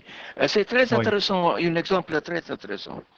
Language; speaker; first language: French; non-native, fluent; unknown